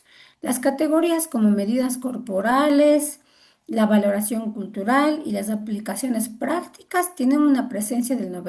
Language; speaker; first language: Spanish; native; Spanish